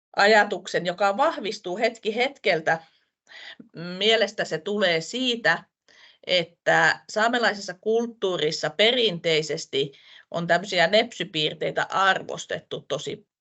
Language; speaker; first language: Finnish; non-native, local second language; Northern Sami